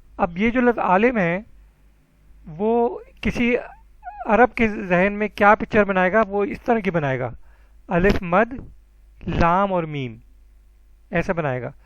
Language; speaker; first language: Urdu; native; Urdu